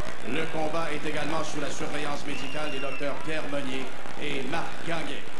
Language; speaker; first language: French; native; French